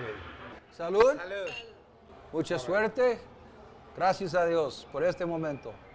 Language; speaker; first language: Spanish; non-native, learner; English